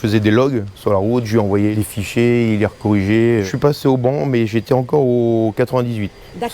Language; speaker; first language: French; native; French